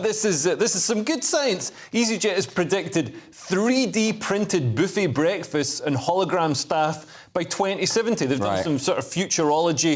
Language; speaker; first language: English; native; English